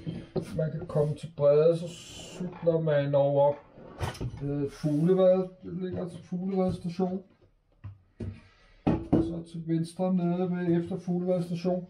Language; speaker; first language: Danish; native; Danish